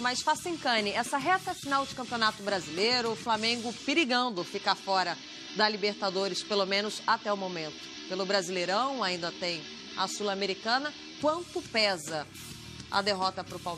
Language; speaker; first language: Portuguese; native; Portuguese